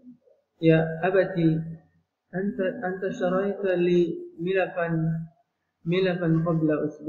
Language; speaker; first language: Arabic; non-native, fluent; Indonesian